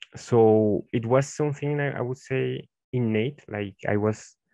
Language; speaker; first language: English; non-native, fluent; Spanish